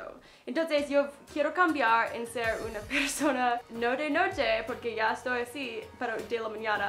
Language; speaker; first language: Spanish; non-native, fluent; English